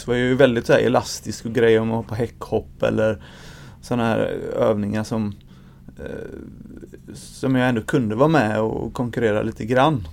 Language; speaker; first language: Swedish; native; Swedish